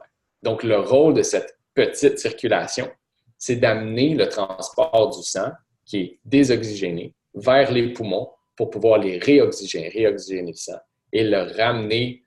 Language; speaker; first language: French; native; French